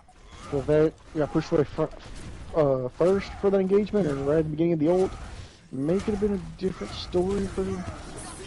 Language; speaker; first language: English; native; English